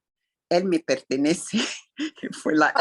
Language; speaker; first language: Spanish; non-native, fluent; Arabic